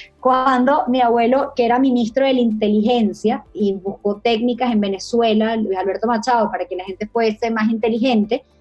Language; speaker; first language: Spanish; native; Spanish